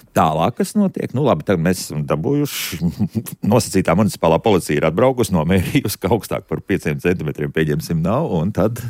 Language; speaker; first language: Latvian; native; Latvian